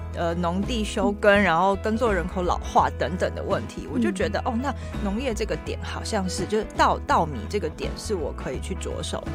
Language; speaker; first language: Chinese; native; Chinese